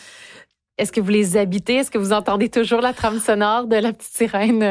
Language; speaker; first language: French; native; French